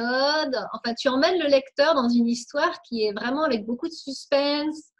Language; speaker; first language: French; native; French